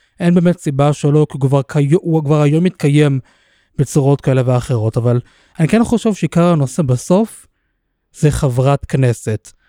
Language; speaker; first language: Hebrew; native; Hebrew